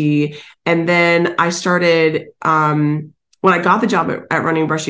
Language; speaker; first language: English; native; English